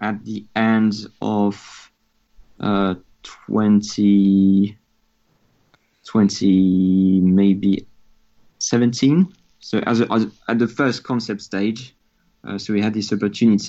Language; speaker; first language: English; non-native, fluent; French